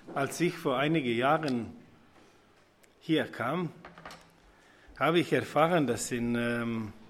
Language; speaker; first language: German; non-native, fluent; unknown